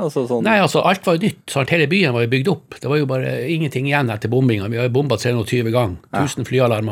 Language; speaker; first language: Norwegian; native; Norwegian